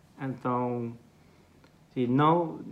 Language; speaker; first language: Portuguese; non-native, fluent; Dutch